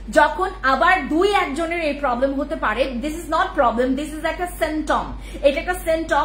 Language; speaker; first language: Bangla; non-native, local second language; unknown